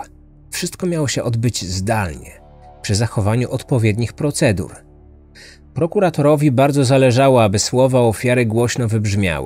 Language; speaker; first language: Polish; native; Polish